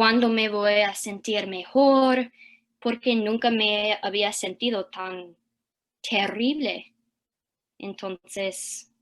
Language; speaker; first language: Spanish; early bilingual, heritage; English